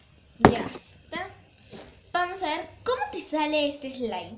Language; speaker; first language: Spanish; native; Spanish